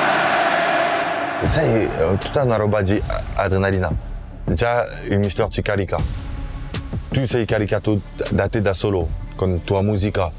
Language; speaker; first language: Italian; non-native, fluent; French